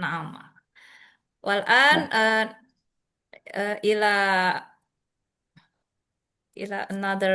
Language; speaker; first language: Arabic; non-native, learner; Indonesian